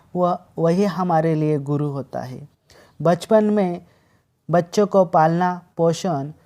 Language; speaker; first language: Hindi; non-native, local second language; Marathi